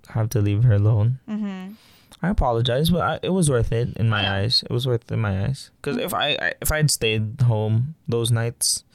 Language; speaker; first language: English; non-native, local second language; Filipino